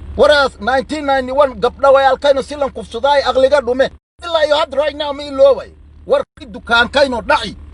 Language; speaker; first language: Somali; native; Somali